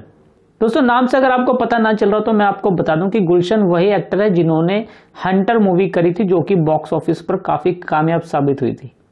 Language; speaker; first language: Hindi; native; Hindi